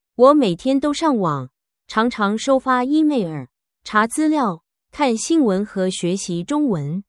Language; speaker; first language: Chinese; non-native, learner; Vietnamese